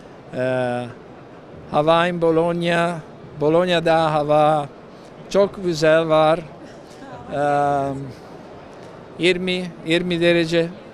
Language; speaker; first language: Turkish; non-native, learner; Italian